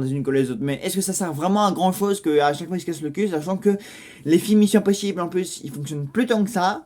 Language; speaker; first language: French; native; French